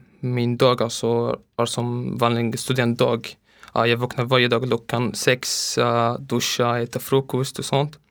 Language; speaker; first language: Swedish; non-native, learner; Arabic